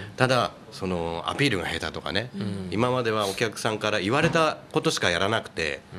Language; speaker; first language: Japanese; native; Japanese